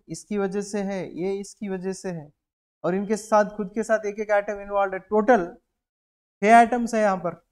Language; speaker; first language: Hindi; native; Hindi